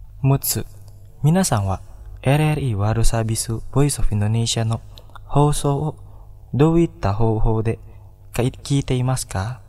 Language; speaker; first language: Japanese; non-native, fluent; Indonesian